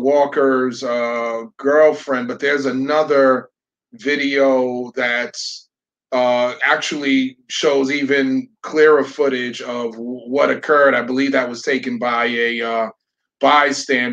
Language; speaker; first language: English; early bilingual, other home language; Spanish